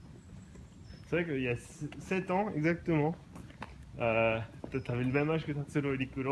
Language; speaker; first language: French; early bilingual, other home language; Japanese